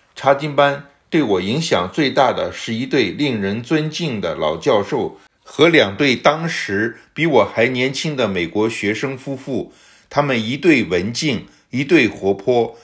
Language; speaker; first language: Chinese; native; Chinese